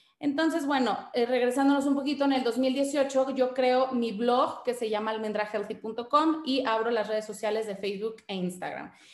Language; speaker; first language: Spanish; native; Spanish